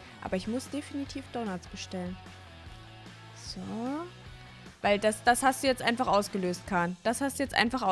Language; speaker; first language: German; native; German